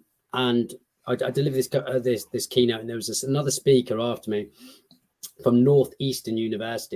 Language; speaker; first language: English; native; English